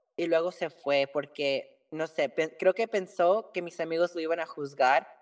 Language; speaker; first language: Spanish; early bilingual, heritage; Spanish